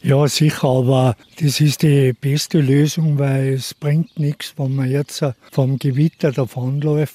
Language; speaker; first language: German; native; German